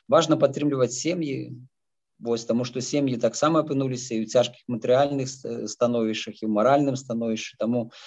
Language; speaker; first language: Belarusian; native; Belarusian